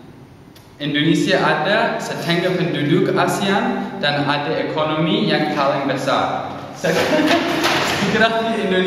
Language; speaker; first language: Indonesian; non-native, learner; English